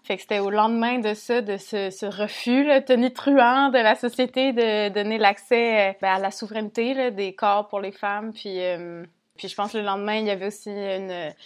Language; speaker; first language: French; native; French